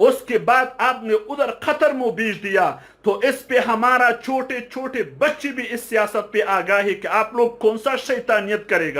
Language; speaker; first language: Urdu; non-native, fluent; Pashto